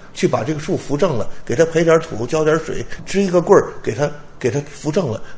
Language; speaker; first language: Chinese; native; Chinese